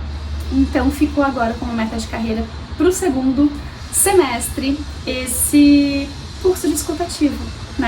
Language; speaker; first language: Portuguese; native; Portuguese